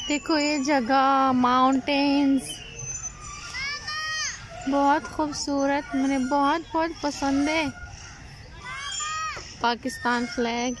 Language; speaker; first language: Hindi; non-native, learner; Arabic